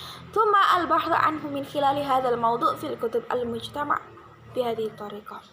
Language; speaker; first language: Arabic; non-native, learner; Indonesian